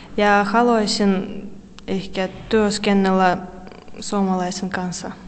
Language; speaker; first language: Finnish; non-native, learner; Russian